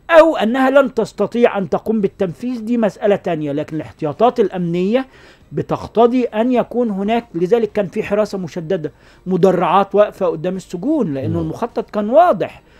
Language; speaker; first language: Arabic; native; Arabic